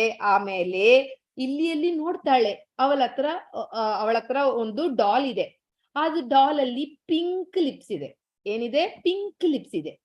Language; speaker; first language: Kannada; non-native, learner; Tamil